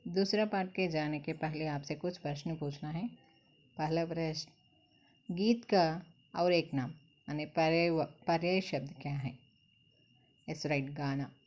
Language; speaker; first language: Hindi; non-native, local second language; Telugu